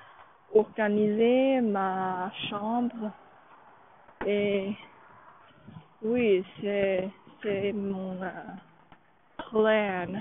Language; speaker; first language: French; non-native, learner; English